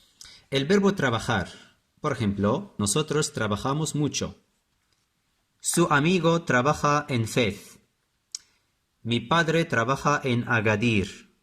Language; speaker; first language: Spanish; non-native, fluent; Arabic